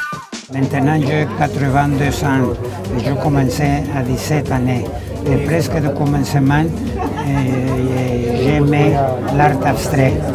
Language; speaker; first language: French; non-native, learner; Spanish